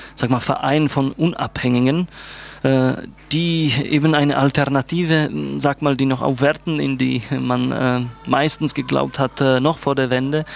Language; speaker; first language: German; non-native, fluent; Czech